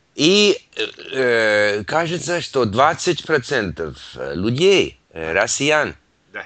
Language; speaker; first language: Russian; non-native, learner; English